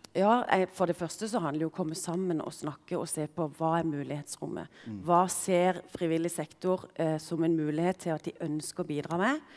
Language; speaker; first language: Norwegian; native; Norwegian